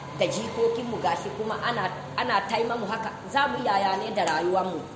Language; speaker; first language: Hausa; non-native, local second language; Fula